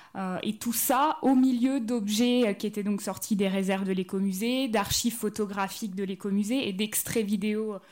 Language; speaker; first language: French; native; French